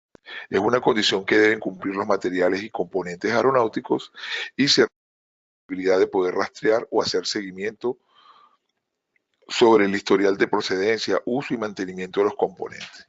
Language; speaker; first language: Spanish; native; Spanish